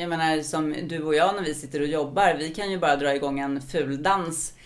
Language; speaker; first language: Swedish; native; Swedish